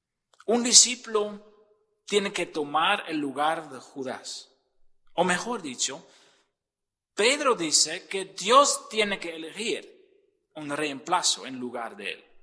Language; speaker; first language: Spanish; non-native, fluent; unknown